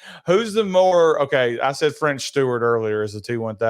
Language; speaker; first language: English; native; English